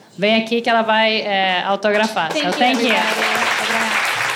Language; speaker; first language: Portuguese; native; Portuguese